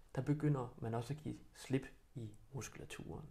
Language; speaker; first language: Danish; early bilingual, other home language; Bosnian